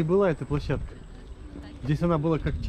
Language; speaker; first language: Russian; native; Russian